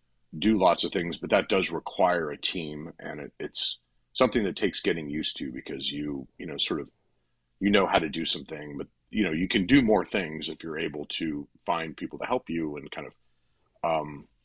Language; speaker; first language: English; native; English